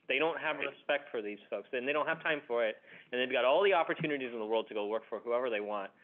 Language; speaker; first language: English; early bilingual, other home language; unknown